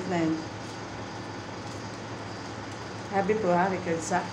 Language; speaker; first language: Filipino; non-native, local second language; Cebuano